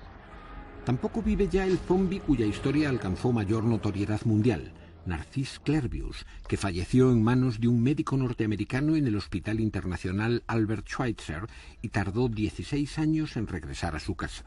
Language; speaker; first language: Spanish; native; Spanish